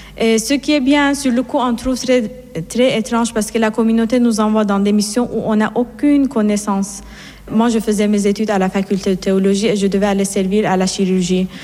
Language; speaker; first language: French; non-native, fluent; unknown